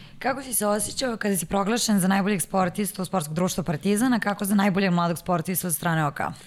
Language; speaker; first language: Serbian; native; Serbian